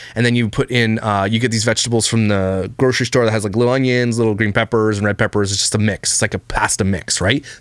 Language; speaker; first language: English; native; English